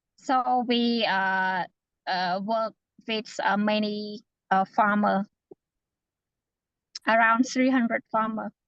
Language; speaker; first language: English; non-native, fluent; Khmer